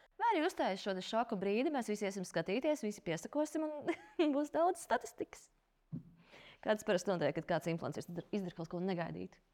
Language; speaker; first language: Latvian; native; Latvian